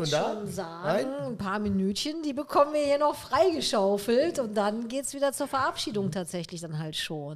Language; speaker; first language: German; native; German